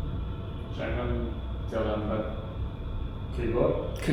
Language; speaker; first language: Indonesian; non-native, learner; English